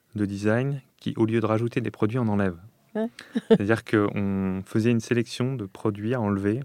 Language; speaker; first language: French; native; French